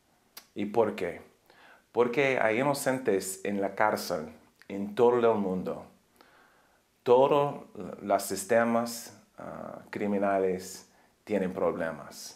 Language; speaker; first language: Spanish; non-native, learner; English